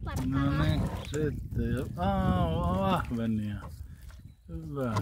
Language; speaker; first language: Finnish; non-native, learner; Thai